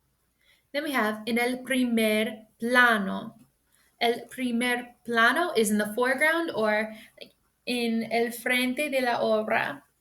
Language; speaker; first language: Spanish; non-native, fluent; English